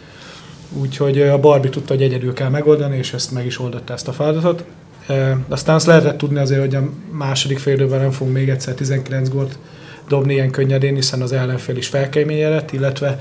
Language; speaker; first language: Hungarian; native; Hungarian